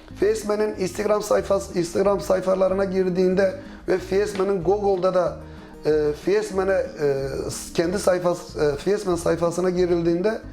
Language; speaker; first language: Turkish; native; Turkish